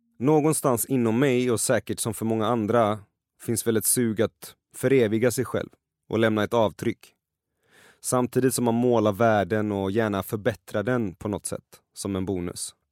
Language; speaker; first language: Swedish; early bilingual, other home language; Persian